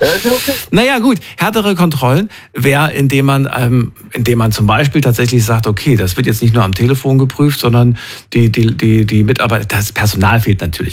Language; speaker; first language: German; native; German